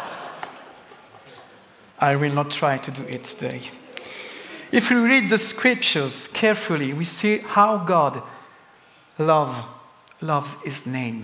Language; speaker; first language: English; non-native, fluent; French